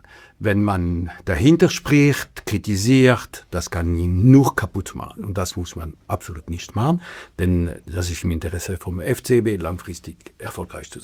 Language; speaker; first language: German; non-native, local second language; French